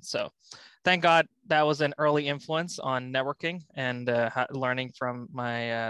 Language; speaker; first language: English; native; English